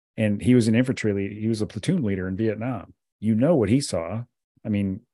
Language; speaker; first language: English; native; English